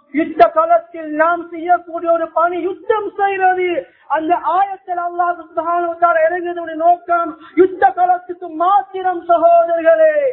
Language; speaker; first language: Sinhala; non-native, local second language; Tamil